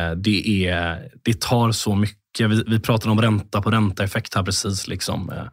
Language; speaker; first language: Swedish; native; Swedish